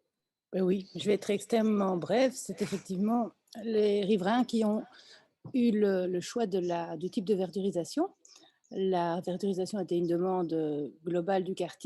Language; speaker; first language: French; native; French